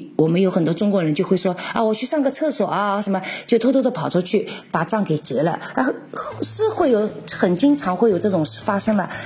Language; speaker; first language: Chinese; native; Chinese